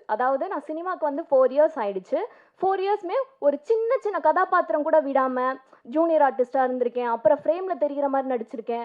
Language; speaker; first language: Tamil; native; Tamil